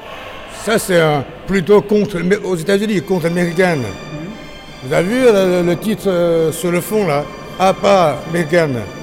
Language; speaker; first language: French; non-native, learner; Chinese